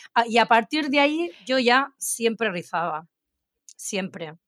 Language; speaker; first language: Spanish; native; Spanish